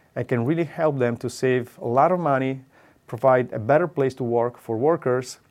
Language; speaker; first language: English; non-native, fluent; Italian